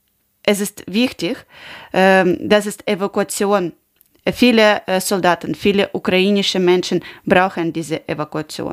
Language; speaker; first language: German; non-native, learner; Ukrainian